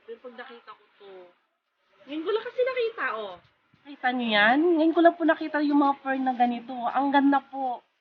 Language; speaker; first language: Filipino; non-native, local second language; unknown